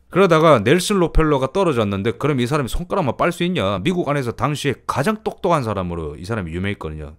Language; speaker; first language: Korean; native; Korean